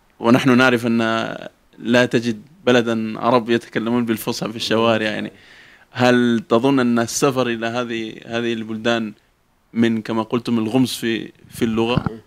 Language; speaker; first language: Arabic; non-native, fluent; Spanish